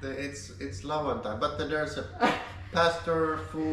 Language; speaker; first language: English; non-native, learner; Finnish